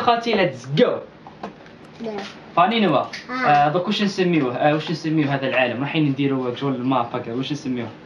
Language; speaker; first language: Arabic; native; Arabic